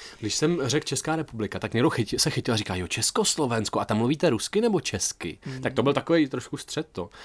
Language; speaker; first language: Czech; native; Czech